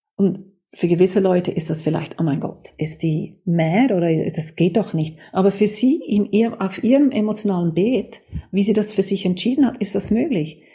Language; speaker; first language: German; native; German